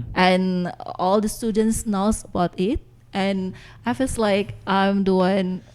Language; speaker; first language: English; non-native, learner; Indonesian